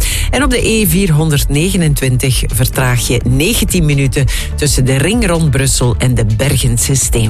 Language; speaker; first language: Dutch; native; Dutch